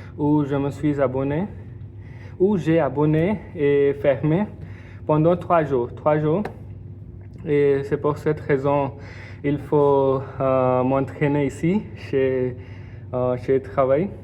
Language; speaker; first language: French; non-native, learner; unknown